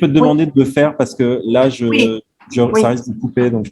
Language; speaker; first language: French; native; French